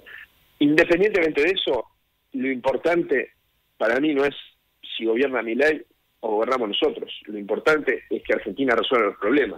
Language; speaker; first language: Spanish; native; Spanish